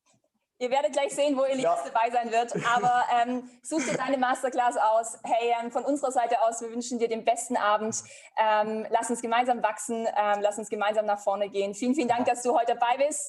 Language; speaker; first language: German; native; German